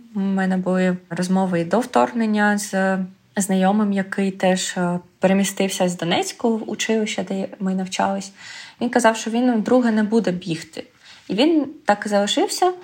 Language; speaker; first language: Ukrainian; native; Ukrainian